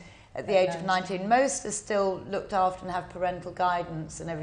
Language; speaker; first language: English; native; English